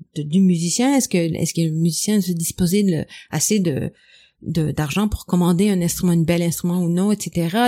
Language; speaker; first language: French; non-native, fluent; English